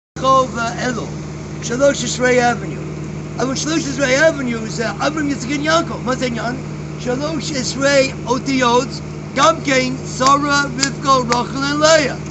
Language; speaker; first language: Hebrew; non-native, learner; English